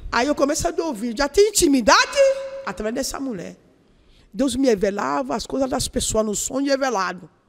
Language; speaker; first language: Portuguese; non-native, learner; Yoruba